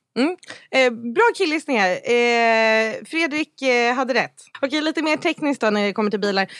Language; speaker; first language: Swedish; native; Swedish